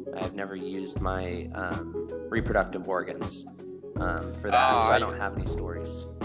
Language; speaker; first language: English; native; English